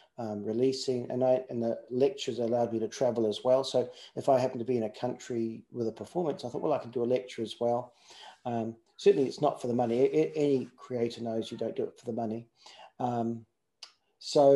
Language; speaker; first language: English; native; English